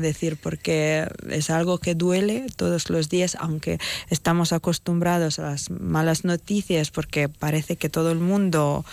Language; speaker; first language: Spanish; non-native, fluent; Ukrainian